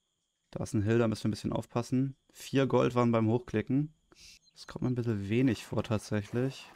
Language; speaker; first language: German; native; German